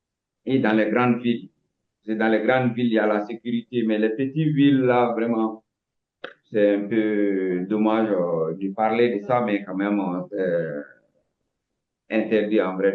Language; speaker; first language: French; non-native, local second language; Bambara